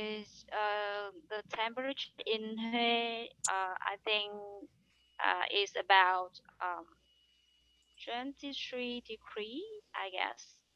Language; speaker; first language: English; non-native, learner; Vietnamese